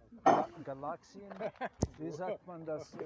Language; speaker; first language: German; non-native, learner; Croatian